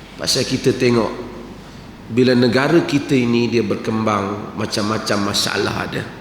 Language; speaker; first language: Malay; native; Malay